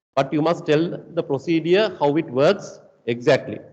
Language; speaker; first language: English; non-native, local second language; Sinhala